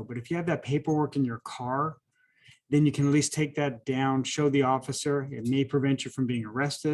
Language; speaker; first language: English; native; English